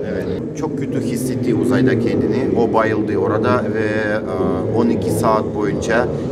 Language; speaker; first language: Turkish; non-native, learner; Russian